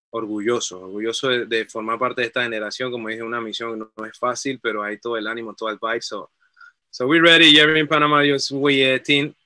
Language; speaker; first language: Spanish; native; Spanish